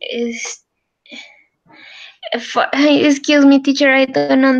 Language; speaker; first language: English; non-native, learner; Spanish